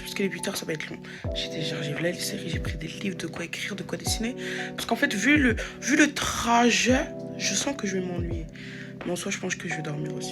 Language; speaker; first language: French; native; French